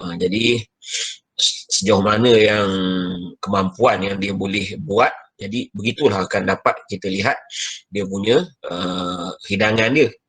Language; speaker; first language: Malay; native; Malay